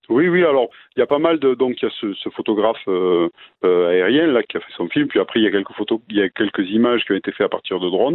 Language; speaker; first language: French; native; French